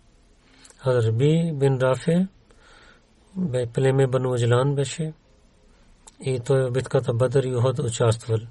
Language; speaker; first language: Bulgarian; non-native, learner; Urdu